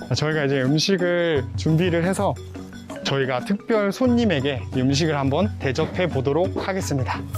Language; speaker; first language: Korean; native; Korean